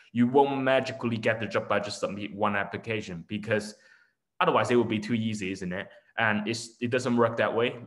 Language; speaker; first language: English; non-native, local second language; Cantonese